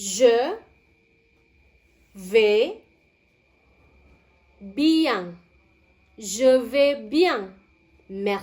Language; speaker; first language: French; non-native, fluent; Indonesian